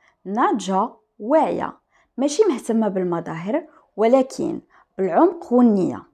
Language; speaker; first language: Arabic; native; Arabic